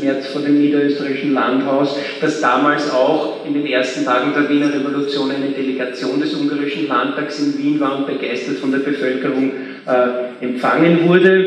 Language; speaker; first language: German; native; German